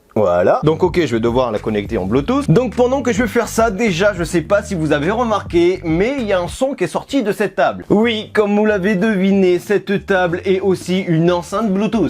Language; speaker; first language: French; native; French